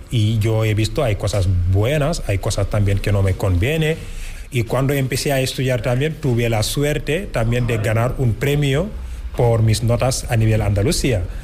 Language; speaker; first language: Spanish; non-native, fluent; Wolof